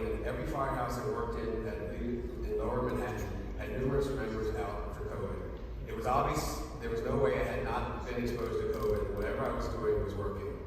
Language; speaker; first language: English; native; English